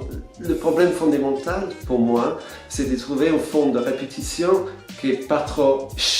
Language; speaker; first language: French; non-native, fluent; English